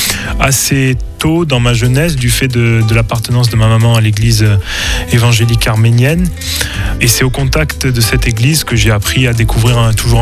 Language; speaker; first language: French; native; French